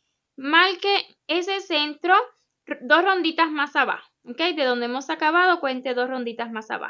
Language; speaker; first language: Spanish; native; Spanish